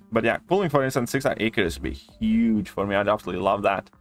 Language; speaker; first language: English; non-native, fluent; Latvian